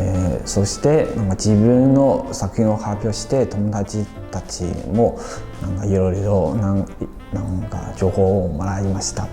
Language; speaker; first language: Japanese; non-native, fluent; Chinese